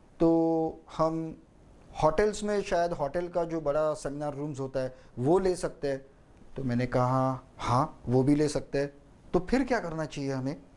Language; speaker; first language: Hindi; native; Hindi